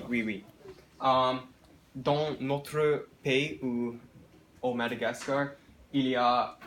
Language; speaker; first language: French; non-native, learner; English